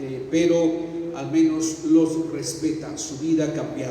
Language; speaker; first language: Spanish; native; Spanish